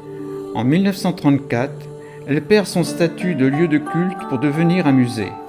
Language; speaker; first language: French; native; French